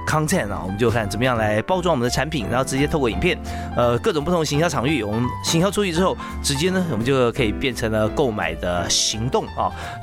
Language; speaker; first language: Chinese; native; Chinese